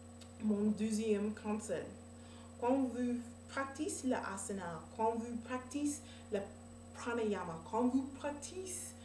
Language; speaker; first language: French; non-native, learner; English